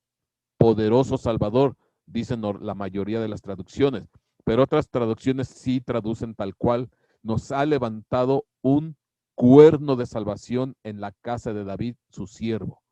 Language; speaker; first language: Spanish; native; Spanish